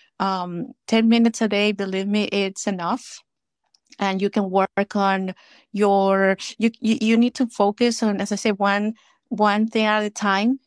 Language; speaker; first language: English; non-native, fluent; Spanish